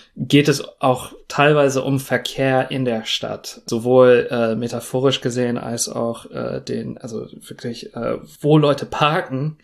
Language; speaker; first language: German; non-native, fluent; English